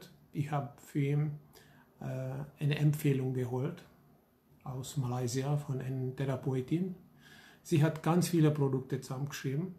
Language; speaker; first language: German; non-native, fluent; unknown